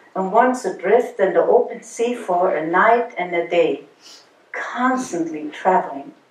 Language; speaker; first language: English; early bilingual, other home language; German